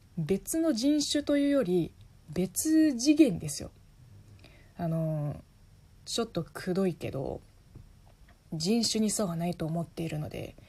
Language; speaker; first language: Japanese; non-native, fluent; Chinese